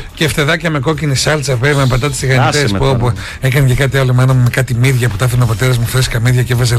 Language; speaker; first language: Greek; native; Greek